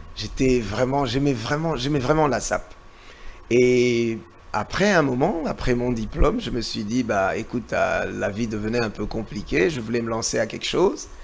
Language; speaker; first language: French; non-native, local second language; Lingala